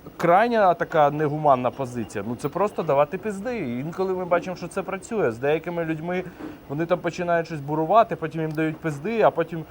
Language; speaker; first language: Ukrainian; native; Ukrainian